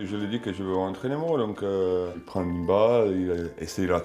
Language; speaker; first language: French; non-native, fluent; Czech